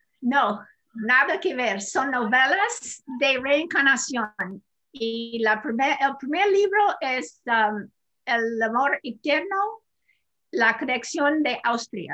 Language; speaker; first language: Spanish; non-native, fluent; English